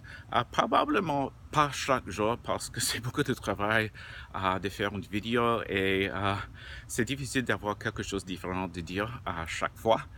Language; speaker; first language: French; non-native, learner; English